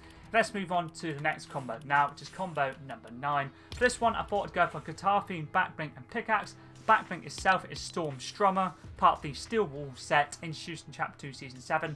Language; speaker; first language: English; native; English